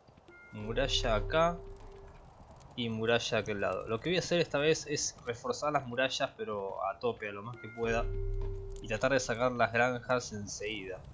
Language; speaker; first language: Spanish; native; Spanish